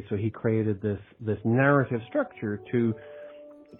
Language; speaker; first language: English; native; English